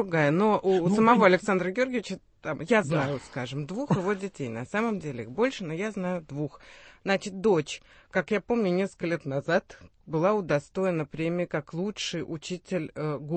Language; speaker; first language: Russian; native; Russian